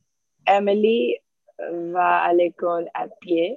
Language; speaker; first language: French; non-native, learner; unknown